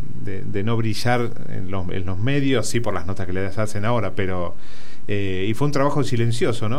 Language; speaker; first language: Spanish; native; Spanish